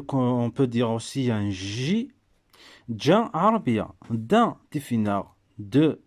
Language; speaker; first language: French; non-native, local second language; Berber languages